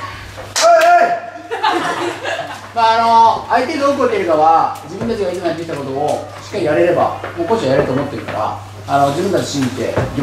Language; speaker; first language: Japanese; native; Japanese